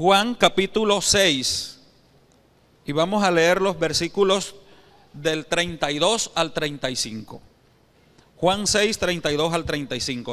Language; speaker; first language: Spanish; native; Spanish